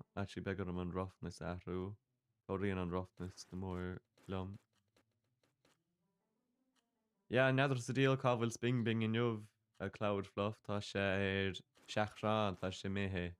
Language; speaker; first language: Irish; non-native, local second language; English